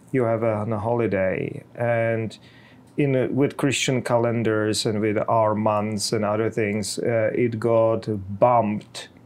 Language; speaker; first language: English; non-native, fluent; Czech